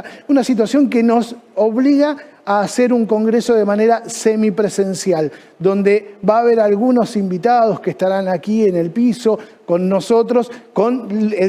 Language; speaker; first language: Spanish; native; Spanish